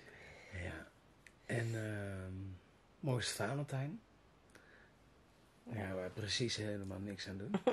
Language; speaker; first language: Dutch; native; Dutch